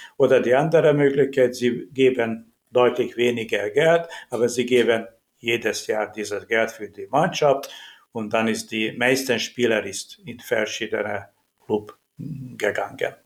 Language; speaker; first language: German; non-native, learner; Hungarian